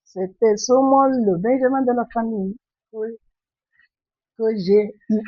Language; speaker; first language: French; non-native, fluent; Igbo